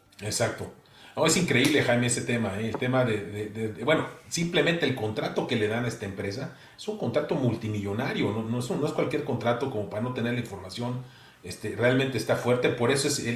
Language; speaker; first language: Spanish; native; Spanish